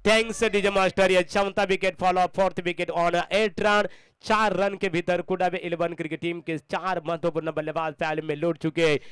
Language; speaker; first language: Hindi; non-native, local second language; Marathi